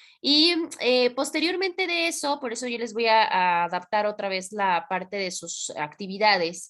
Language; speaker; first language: Spanish; native; Spanish